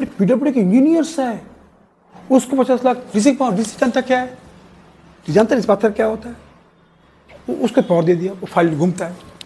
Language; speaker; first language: Hindi; non-native, local second language; Bangla